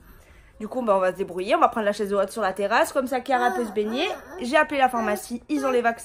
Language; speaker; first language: French; native; French